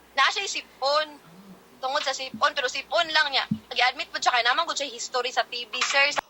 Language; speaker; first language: Cebuano; native; Cebuano